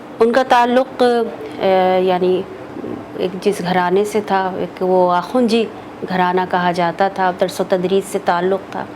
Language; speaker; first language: Urdu; native; Urdu